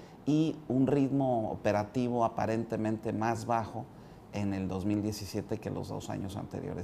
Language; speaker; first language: Spanish; native; Spanish